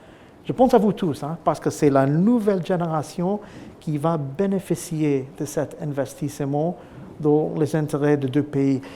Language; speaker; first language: French; non-native, fluent; English